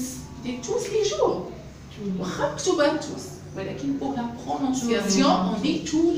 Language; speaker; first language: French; non-native, local second language; Arabic